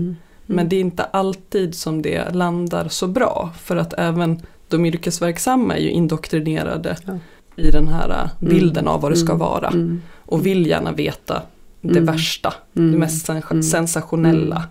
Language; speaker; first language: Swedish; native; Swedish